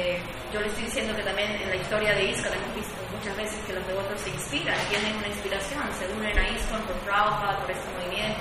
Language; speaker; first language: Spanish; native; Spanish